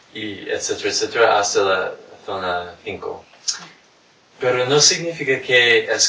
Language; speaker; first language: Spanish; non-native, fluent; English